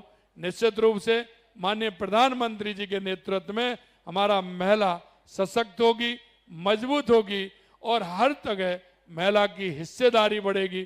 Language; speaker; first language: Hindi; native; Hindi